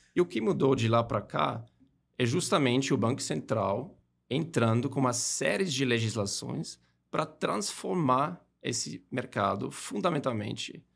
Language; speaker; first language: Portuguese; non-native, fluent; German